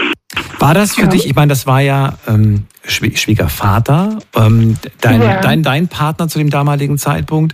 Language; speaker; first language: German; native; German